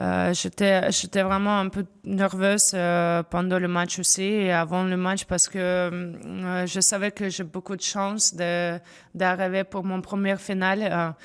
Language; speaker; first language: French; non-native, fluent; Russian